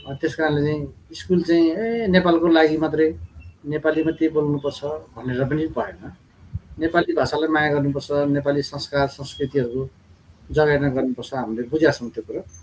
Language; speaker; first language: Nepali; non-native, local second language; Gurung